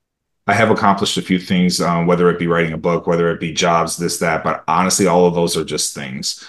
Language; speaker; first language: English; early bilingual, other home language; Romanian